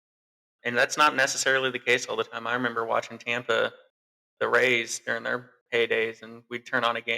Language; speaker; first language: English; native; English